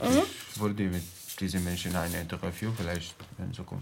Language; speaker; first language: German; non-native, learner; Arabic